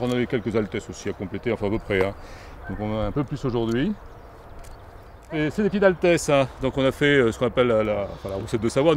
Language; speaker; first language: French; native; French